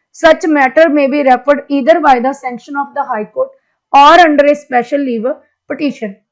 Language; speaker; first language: English; non-native, local second language; Punjabi